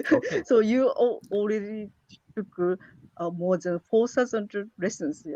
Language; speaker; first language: English; non-native, learner; Japanese